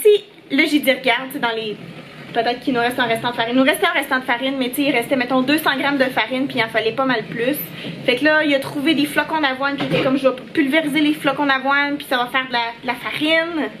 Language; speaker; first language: French; native; French